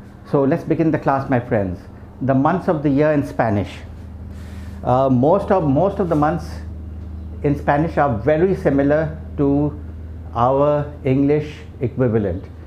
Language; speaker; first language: English; non-native, local second language; Urdu